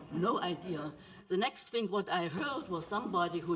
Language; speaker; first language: English; non-native, fluent; German